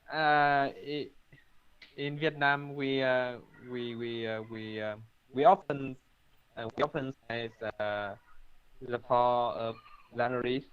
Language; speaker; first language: English; non-native, learner; Vietnamese